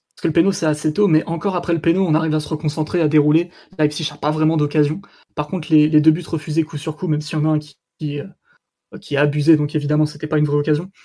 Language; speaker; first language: French; native; French